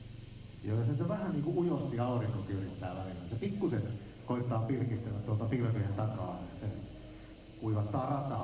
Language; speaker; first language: Finnish; native; Finnish